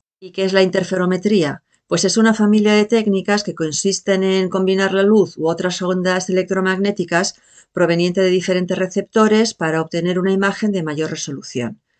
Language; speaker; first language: Spanish; native; Spanish